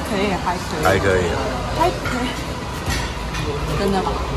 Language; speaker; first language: Chinese; non-native, learner; Japanese